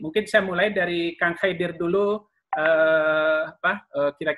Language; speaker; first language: Indonesian; native; Indonesian